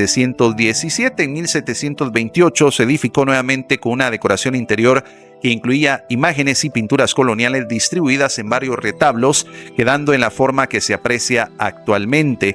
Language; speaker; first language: Spanish; native; Spanish